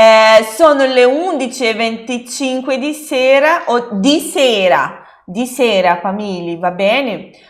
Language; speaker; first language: Italian; non-native, fluent; Portuguese